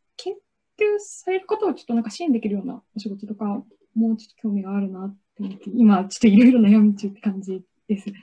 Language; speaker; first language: Japanese; native; Japanese